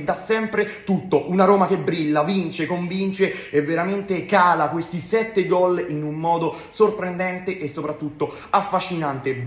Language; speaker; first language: Italian; native; Italian